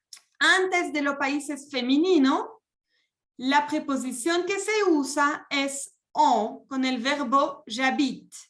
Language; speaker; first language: Spanish; non-native, fluent; French